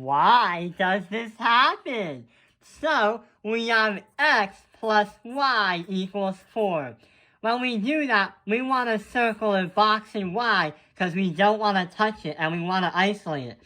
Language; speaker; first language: English; native; English